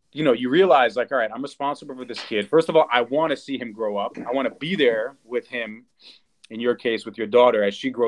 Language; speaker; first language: English; native; English